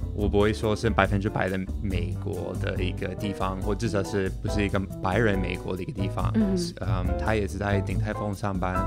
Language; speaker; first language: Chinese; non-native, fluent; English